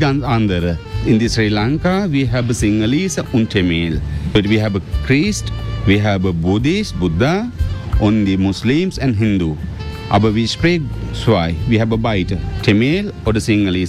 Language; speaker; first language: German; non-native, learner; Sinhala